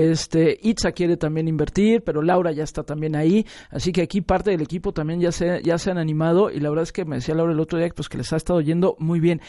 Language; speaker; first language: Spanish; native; Spanish